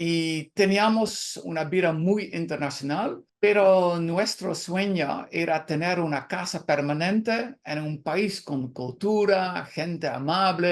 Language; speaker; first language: Spanish; non-native, learner; Dutch